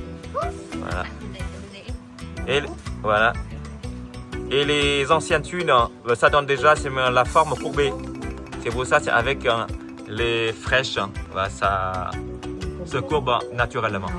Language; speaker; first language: French; non-native, fluent; Vietnamese